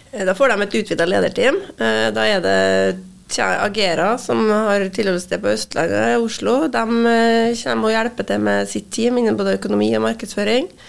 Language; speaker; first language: Norwegian; native; Norwegian